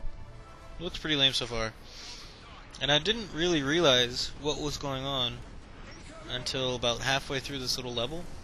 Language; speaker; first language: English; native; English